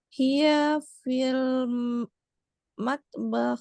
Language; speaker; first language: Arabic; non-native, learner; Indonesian